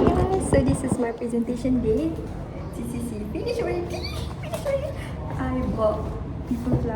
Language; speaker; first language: English; non-native, local second language; Malay